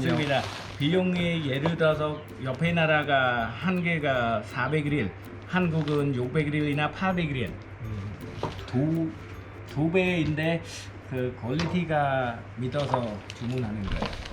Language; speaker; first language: Korean; non-native, learner; Khmer